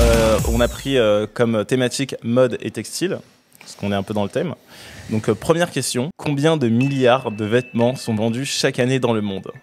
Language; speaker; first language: French; native; French